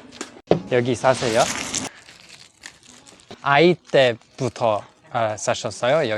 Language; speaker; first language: Korean; non-native, learner; English